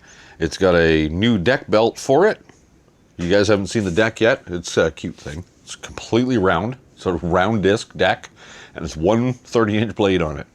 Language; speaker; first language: English; native; English